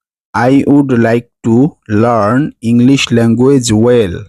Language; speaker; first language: English; non-native, fluent; Bangla